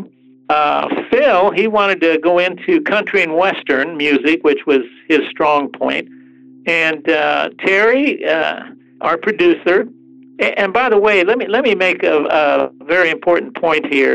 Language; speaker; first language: English; early bilingual, other home language; Spanish